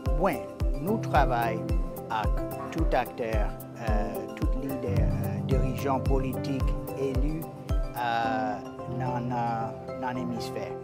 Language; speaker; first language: Haitian Creole; non-native, fluent; English